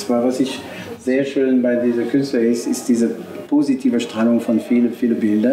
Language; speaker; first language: German; non-native, fluent; French